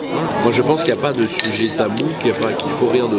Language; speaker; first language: French; native; French